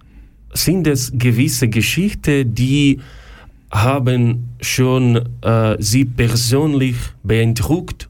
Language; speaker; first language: German; non-native, learner; Ukrainian